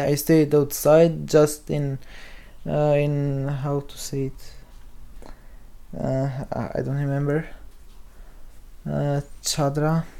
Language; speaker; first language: English; non-native, learner; Albanian